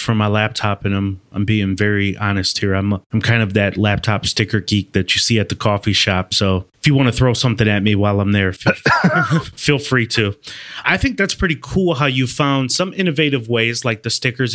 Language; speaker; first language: English; native; English